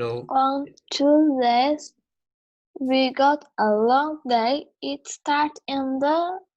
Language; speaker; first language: English; non-native, learner; Turkish